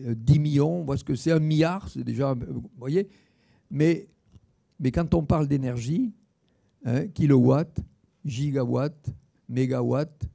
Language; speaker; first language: French; native; French